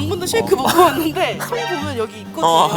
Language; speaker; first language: Korean; native; Korean